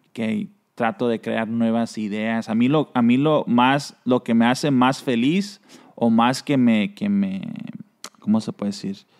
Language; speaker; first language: Spanish; early bilingual, heritage; Spanish